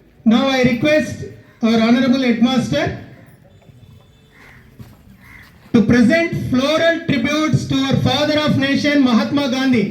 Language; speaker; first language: English; non-native, local second language; Telugu